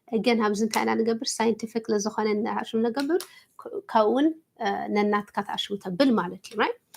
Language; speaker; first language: Tigrinya; early bilingual, heritage; Tigrinya